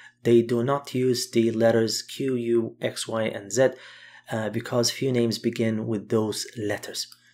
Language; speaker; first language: English; non-native, fluent; Arabic